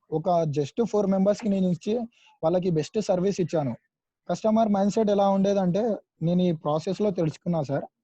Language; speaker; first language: Telugu; non-native, local second language; Urdu